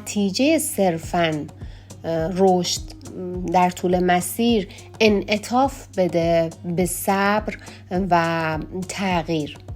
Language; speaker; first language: Persian; native; Persian